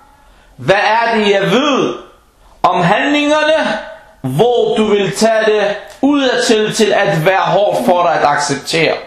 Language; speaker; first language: Danish; early bilingual, other home language; Arabic